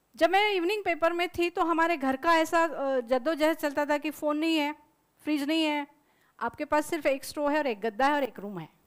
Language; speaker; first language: Hindi; non-native, local second language; Marathi